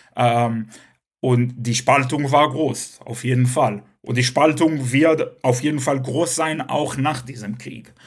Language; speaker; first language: German; non-native, local second language; Hebrew